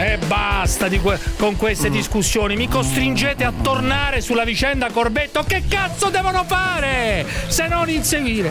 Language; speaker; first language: Italian; native; Italian